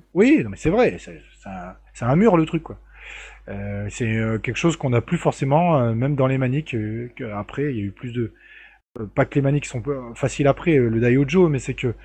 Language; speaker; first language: French; native; French